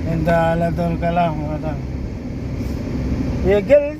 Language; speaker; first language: Arabic; non-native, learner; Filipino